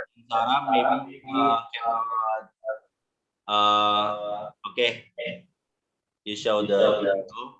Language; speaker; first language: English; non-native, learner; Indonesian